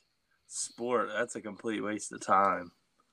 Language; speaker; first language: English; native; English